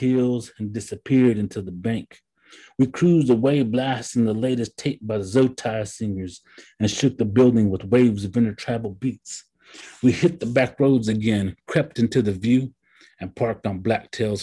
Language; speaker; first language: English; early bilingual, other home language; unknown